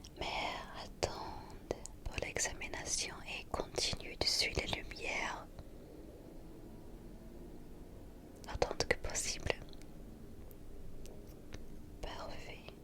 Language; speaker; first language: French; non-native, fluent; English